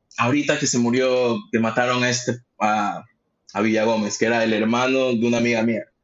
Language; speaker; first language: Spanish; early bilingual, heritage; Spanish